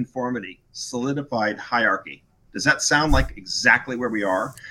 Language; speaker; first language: English; native; English